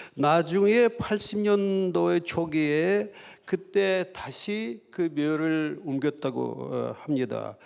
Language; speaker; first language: Korean; non-native, fluent; Russian